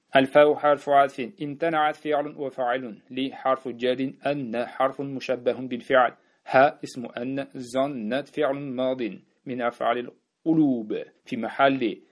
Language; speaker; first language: Arabic; non-native, fluent; Uzbek